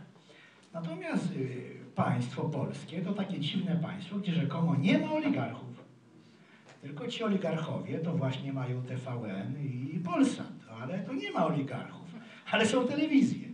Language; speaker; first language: Polish; native; Polish